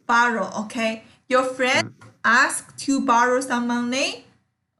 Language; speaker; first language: English; non-native, learner; Chinese